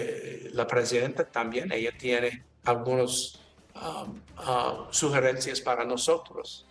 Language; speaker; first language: Spanish; non-native, learner; English